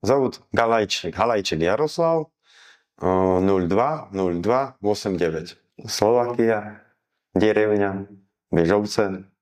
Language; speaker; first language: Russian; non-native, learner; Slovak